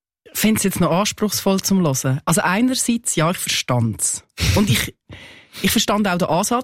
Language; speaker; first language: German; native; German